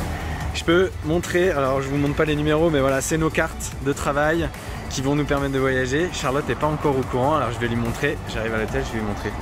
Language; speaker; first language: French; native; French